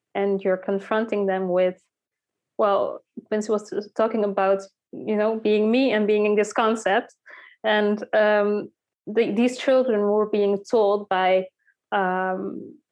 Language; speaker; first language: English; early bilingual, heritage; Dutch